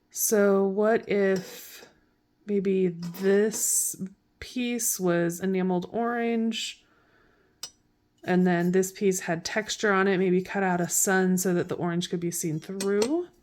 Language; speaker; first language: English; native; English